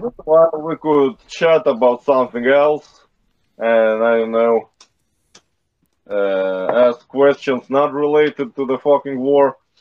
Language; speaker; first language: English; non-native, fluent; Russian